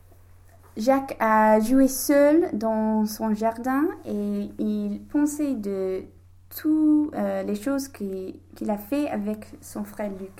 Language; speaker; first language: French; non-native, learner; English